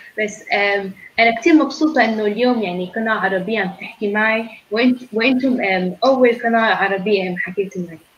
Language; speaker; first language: Arabic; early bilingual, heritage; Arabic